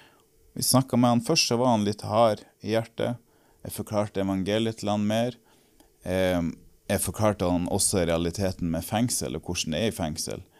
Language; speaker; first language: Norwegian; native; Norwegian